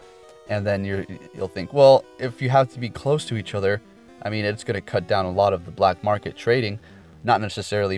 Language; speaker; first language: English; native; English